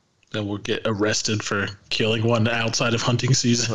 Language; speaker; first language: English; native; English